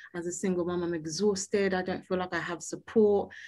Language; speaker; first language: English; native; English